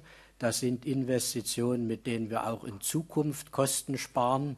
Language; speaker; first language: German; native; German